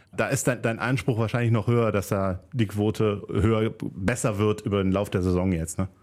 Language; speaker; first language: German; native; German